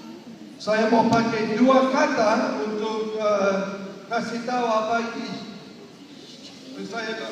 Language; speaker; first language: Indonesian; non-native, learner; English